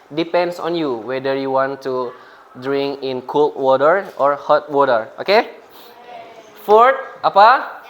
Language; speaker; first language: English; non-native, fluent; Indonesian